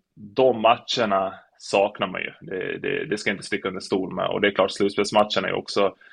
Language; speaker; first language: Swedish; early bilingual, other home language; Serbian